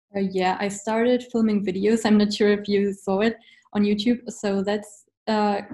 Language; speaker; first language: English; non-native, fluent; German